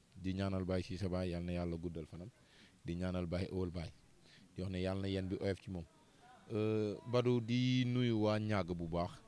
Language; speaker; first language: Wolof; native; Wolof